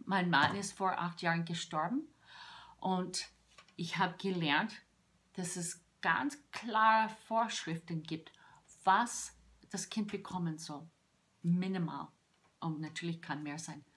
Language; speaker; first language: German; non-native, fluent; English